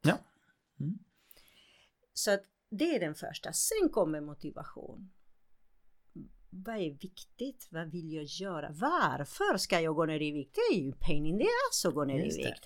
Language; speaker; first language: Swedish; non-native, fluent; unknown